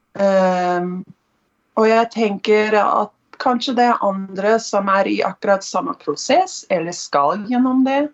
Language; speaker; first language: Norwegian; non-native, fluent; English